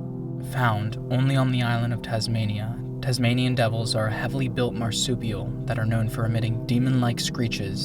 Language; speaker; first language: English; native; English